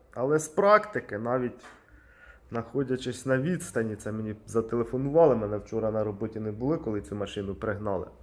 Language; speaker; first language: Ukrainian; non-native, local second language; Russian